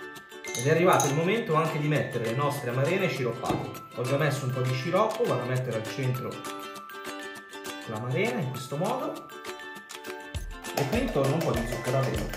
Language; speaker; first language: Italian; native; Italian